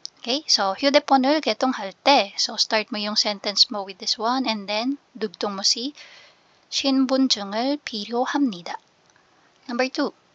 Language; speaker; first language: Filipino; native; Filipino